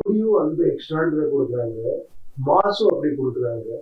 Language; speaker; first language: Tamil; non-native, learner; Kannada